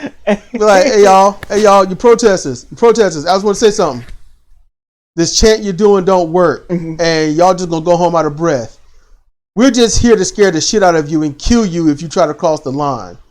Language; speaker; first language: English; native; English